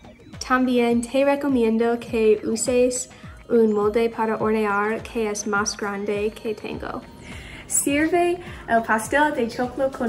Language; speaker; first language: Spanish; non-native, learner; English